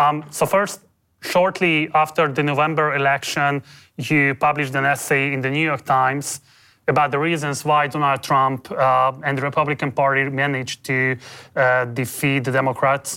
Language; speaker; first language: English; non-native, fluent; Hungarian